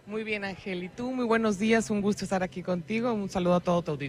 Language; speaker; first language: Spanish; native; Spanish